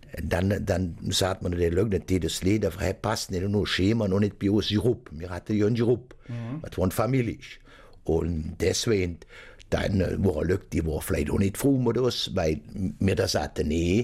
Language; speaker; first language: German; native; German